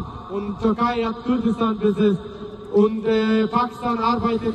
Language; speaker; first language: German; non-native, learner; Baluchi